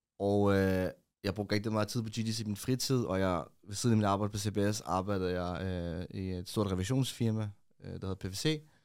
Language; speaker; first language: Danish; early bilingual, other home language; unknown